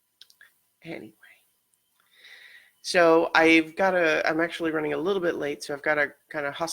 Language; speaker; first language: English; native; English